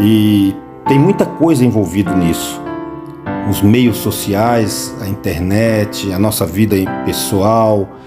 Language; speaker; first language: Portuguese; native; Portuguese